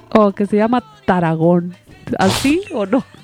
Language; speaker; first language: Spanish; native; Spanish